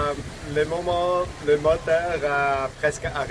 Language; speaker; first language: French; non-native, learner; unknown